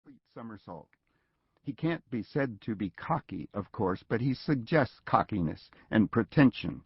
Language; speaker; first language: English; native; English